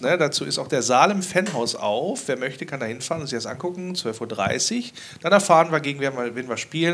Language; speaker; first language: German; native; German